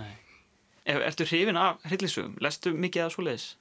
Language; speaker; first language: Icelandic; native; Icelandic